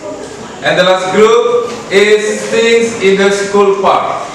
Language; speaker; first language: English; non-native, fluent; Indonesian